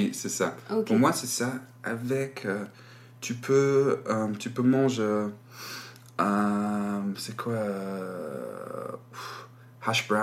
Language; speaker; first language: French; non-native, learner; English